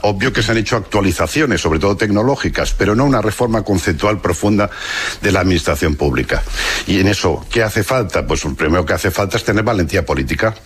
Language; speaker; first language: Spanish; non-native, local second language; Catalan